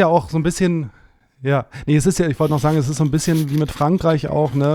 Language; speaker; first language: German; native; German